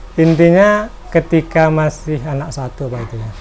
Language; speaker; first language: Indonesian; native; Indonesian